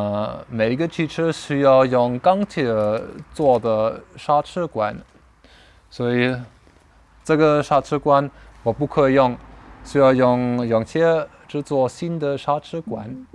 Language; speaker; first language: Chinese; non-native, learner; German